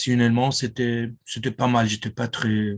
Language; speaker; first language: French; non-native, fluent; Persian